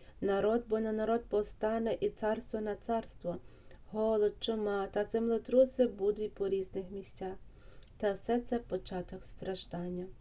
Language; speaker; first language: Ukrainian; native; Ukrainian